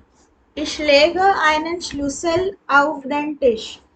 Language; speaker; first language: German; non-native, learner; Hindi